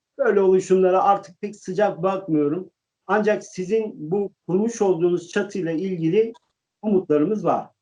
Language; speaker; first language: Turkish; native; Turkish